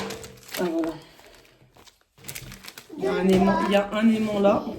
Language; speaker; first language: French; native; French